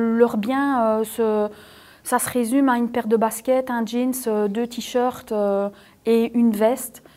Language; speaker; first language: French; native; French